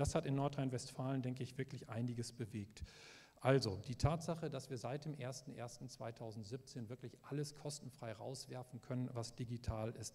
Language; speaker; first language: German; native; German